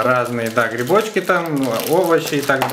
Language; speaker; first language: Russian; native; Russian